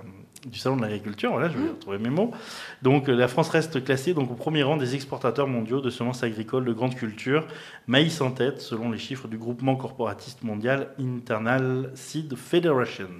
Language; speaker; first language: French; native; French